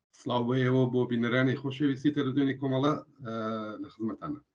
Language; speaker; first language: Central Kurdish; native; Central Kurdish